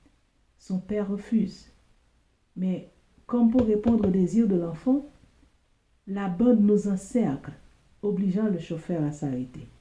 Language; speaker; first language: French; non-native, local second language; Haitian Creole